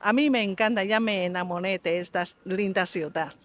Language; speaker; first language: Spanish; non-native, local second language; Chinese